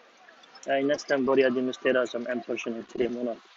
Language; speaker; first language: Swedish; non-native, learner; Uyghur